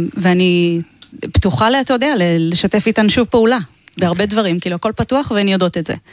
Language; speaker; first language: Hebrew; native; Hebrew